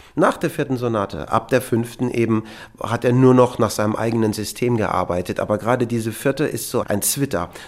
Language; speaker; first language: German; native; German